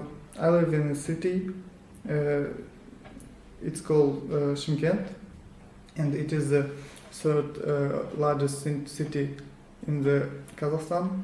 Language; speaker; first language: English; non-native, learner; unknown